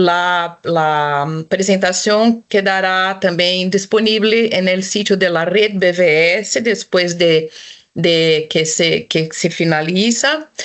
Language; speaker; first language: Spanish; non-native, local second language; Portuguese